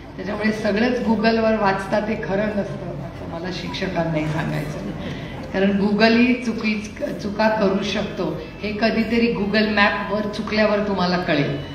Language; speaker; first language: Marathi; native; Marathi